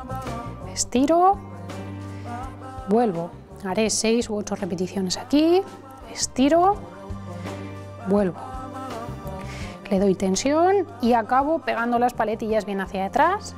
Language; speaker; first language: Spanish; native; Spanish